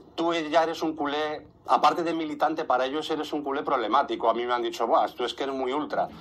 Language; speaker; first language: Spanish; native; Spanish